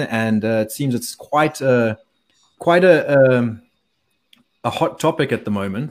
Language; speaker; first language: English; native; English